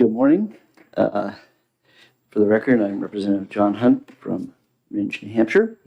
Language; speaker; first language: English; native; English